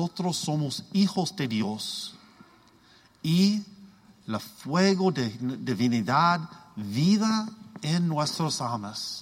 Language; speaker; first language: Spanish; non-native, learner; English